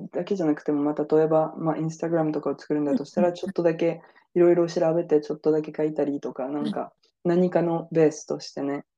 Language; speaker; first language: Japanese; non-native, fluent; French